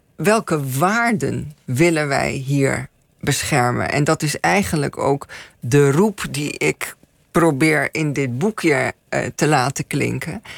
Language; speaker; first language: Dutch; native; Dutch